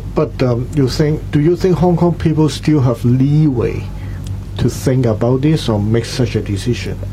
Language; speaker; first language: English; non-native, local second language; Cantonese